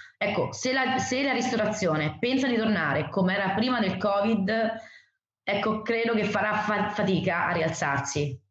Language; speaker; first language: Italian; native; Italian